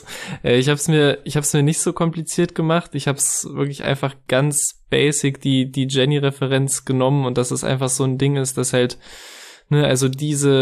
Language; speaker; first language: German; native; German